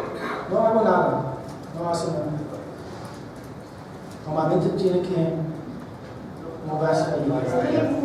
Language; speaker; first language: Spanish; non-native, fluent; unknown